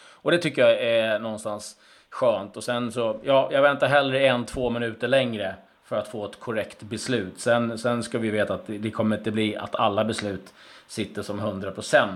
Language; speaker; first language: Swedish; native; Swedish